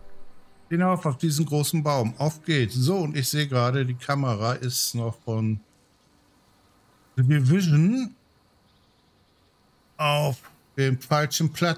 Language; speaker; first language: German; native; German